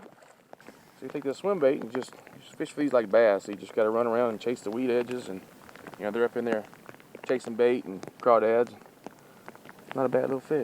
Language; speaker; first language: English; native; English